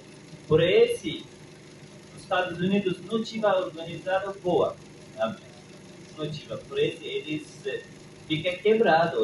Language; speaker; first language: Portuguese; non-native, learner; Persian